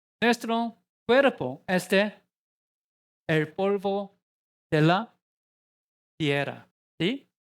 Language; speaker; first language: Spanish; non-native, learner; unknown